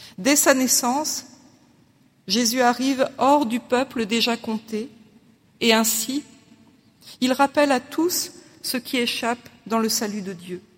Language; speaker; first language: French; native; French